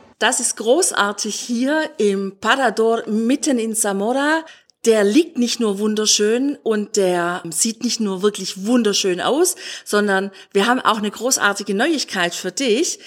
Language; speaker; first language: German; native; German